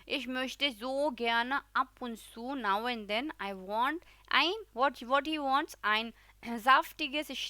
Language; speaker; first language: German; non-native, fluent; Hindi